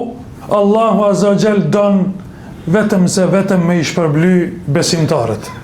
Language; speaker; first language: Albanian; native; Albanian